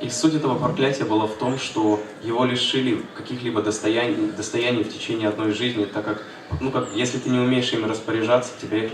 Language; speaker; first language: Russian; native; Russian